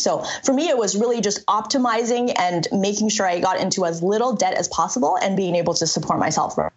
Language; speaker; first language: English; early bilingual, other home language; Chinese